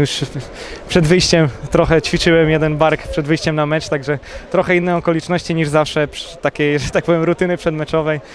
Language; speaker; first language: Polish; native; Polish